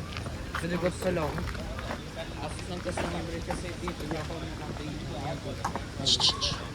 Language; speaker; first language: Swedish; early bilingual, other home language; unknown